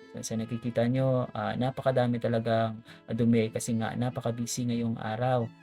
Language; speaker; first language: Filipino; native; Filipino